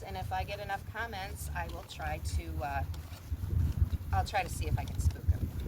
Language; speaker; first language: English; native; English